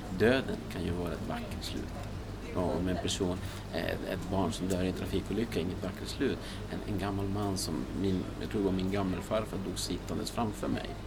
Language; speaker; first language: Swedish; early bilingual, other home language; Spanish